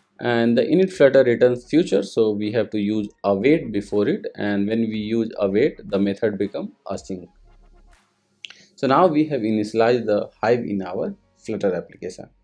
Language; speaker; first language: English; non-native, local second language; Hindi